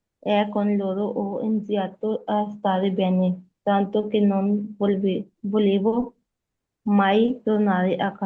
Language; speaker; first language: Italian; non-native, learner; Urdu